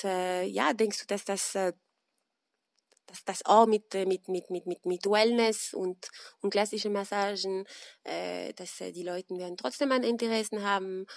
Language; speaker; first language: German; non-native, fluent; French